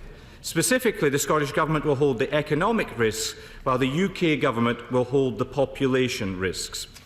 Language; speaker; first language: English; native; English